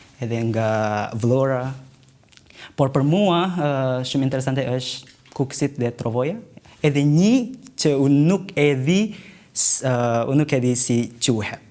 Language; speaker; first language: Albanian; non-native, learner; Indonesian